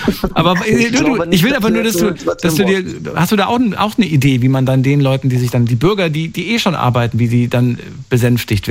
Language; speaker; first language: German; native; German